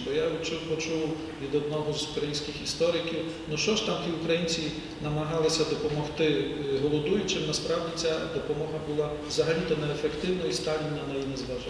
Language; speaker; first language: Ukrainian; native; Ukrainian